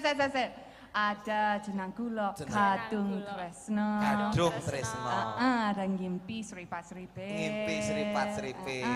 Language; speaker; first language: Indonesian; non-native, fluent; English